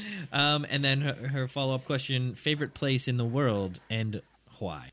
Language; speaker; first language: English; native; English